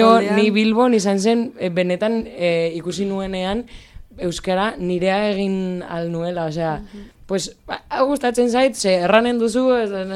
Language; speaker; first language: Basque; non-native, local second language; Spanish